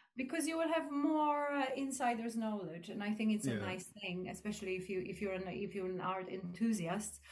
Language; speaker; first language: English; non-native, fluent; Polish